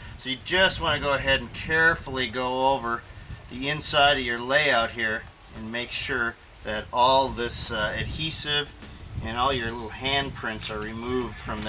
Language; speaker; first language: English; native; English